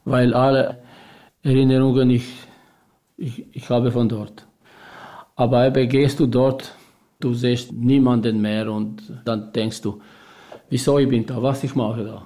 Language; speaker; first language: German; non-native, learner; Albanian